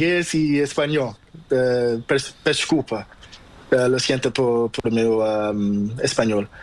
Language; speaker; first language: Spanish; non-native, learner; Portuguese